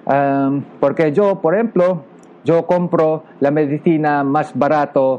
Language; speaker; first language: Spanish; non-native, local second language; Filipino